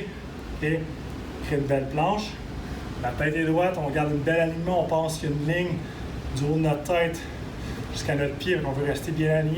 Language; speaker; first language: French; native; French